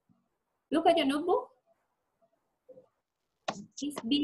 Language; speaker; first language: English; non-native, fluent; Vietnamese